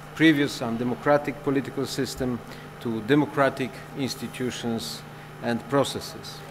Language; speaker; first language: English; non-native, fluent; Polish